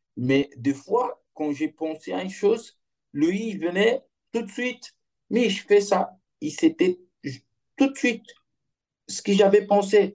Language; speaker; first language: French; non-native, fluent; Portuguese